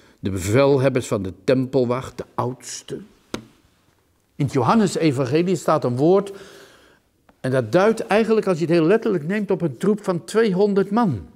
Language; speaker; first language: Dutch; native; Dutch